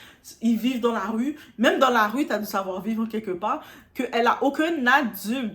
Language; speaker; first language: French; native; French